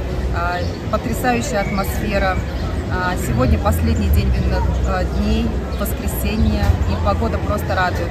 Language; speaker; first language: Russian; native; Russian